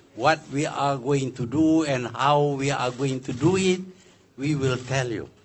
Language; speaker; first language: English; non-native, local second language; Malay